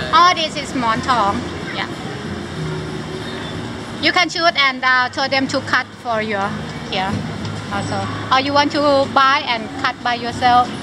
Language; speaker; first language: English; non-native, local second language; Thai